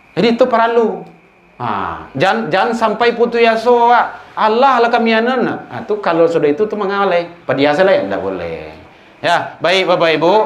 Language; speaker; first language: Malay; non-native, local second language; Minangkabau